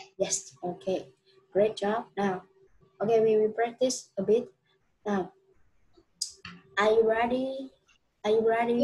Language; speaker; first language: English; non-native, fluent; Vietnamese